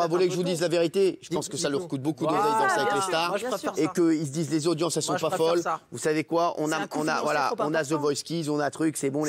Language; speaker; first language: French; native; French